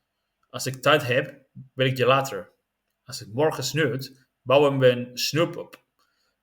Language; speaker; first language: Dutch; non-native, learner; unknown